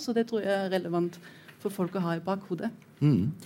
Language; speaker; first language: Norwegian; non-native, fluent; German